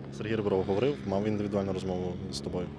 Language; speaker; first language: Ukrainian; native; Ukrainian